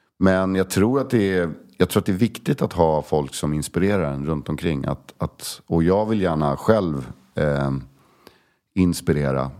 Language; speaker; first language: Swedish; native; Swedish